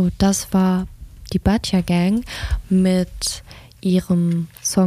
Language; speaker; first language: German; native; German